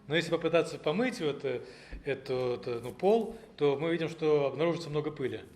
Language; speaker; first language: Russian; native; Russian